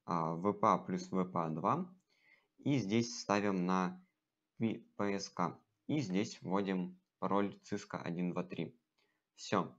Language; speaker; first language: Russian; native; Russian